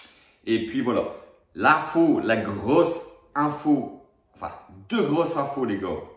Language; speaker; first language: French; native; French